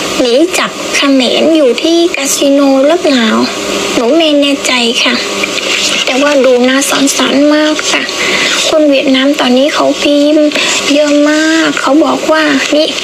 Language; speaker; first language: Thai; non-native, fluent; Vietnamese